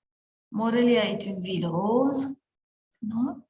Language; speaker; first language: French; non-native, fluent; Spanish